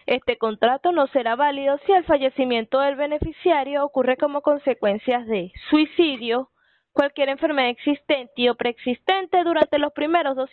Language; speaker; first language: Spanish; native; Spanish